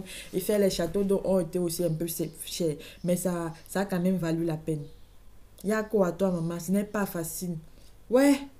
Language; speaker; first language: French; native; French